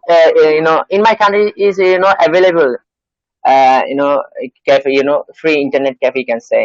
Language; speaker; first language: English; non-native, learner; Bangla